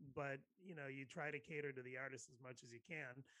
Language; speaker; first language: English; native; English